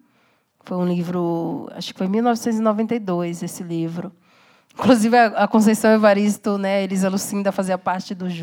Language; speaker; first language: Portuguese; native; Portuguese